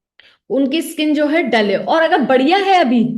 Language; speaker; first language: Hindi; native; Hindi